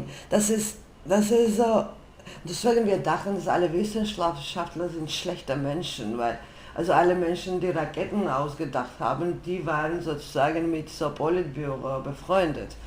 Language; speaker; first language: German; non-native, fluent; Georgian